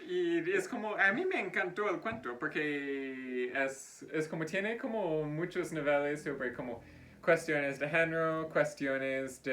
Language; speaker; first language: Spanish; non-native, fluent; English